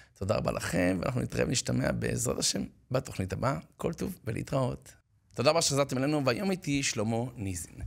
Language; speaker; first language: Hebrew; native; Hebrew